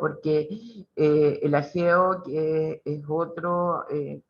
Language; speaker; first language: Spanish; native; Spanish